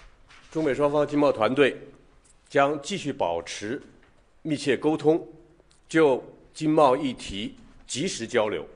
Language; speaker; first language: Chinese; native; Chinese